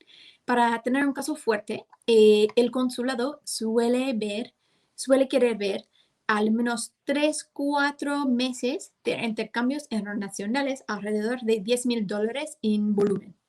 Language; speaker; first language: Spanish; non-native, fluent; English